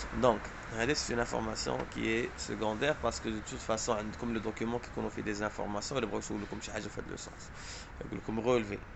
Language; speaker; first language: French; non-native, local second language; Arabic